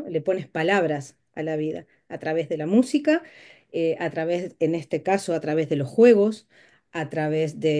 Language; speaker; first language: Spanish; native; Spanish